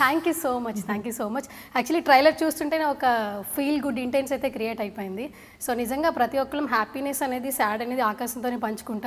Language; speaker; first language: Telugu; native; Telugu